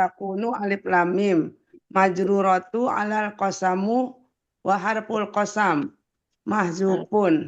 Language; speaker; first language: Arabic; non-native, learner; Indonesian